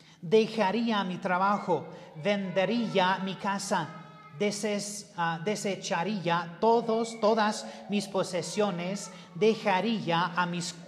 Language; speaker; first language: Spanish; non-native, learner; English